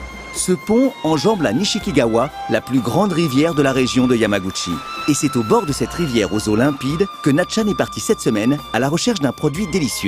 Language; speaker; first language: French; native; French